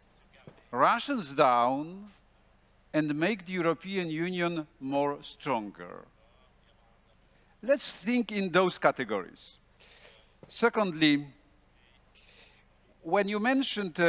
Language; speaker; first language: English; non-native, fluent; Polish